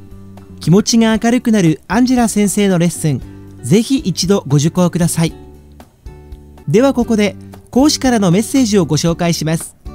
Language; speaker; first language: Japanese; native; Japanese